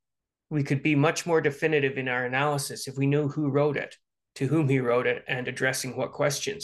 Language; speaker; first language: English; native; English